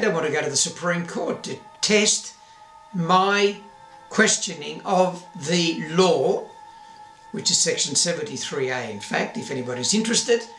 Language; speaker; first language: English; native; English